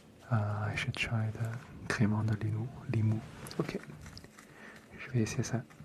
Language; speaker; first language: French; non-native, fluent; Chinese